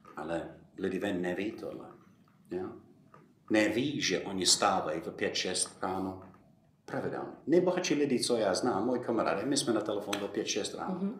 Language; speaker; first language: Czech; non-native, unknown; English